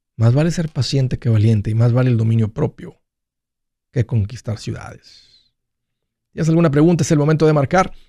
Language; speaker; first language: Spanish; early bilingual, heritage; Spanish